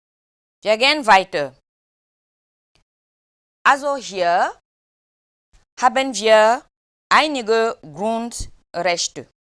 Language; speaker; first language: German; non-native, learner; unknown